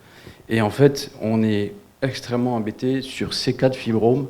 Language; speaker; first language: French; non-native, local second language; Wolof